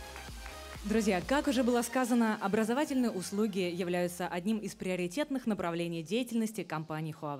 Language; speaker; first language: Russian; native; Russian